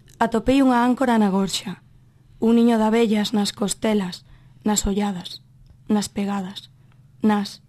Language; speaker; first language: Galician; native; Galician